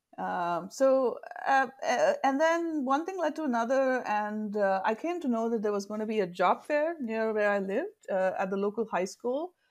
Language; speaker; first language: English; non-native, local second language; Tamil